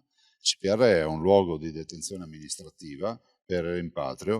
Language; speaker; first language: Italian; native; Italian